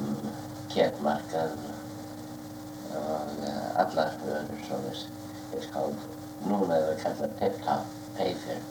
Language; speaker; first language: Icelandic; early bilingual, heritage; Icelandic